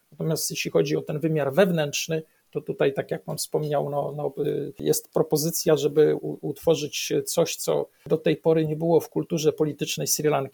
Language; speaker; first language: Polish; native; Polish